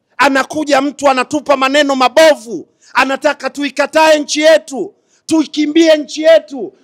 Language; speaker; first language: Swahili; native; Swahili